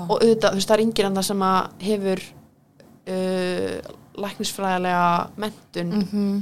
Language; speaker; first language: Icelandic; early bilingual, heritage; Icelandic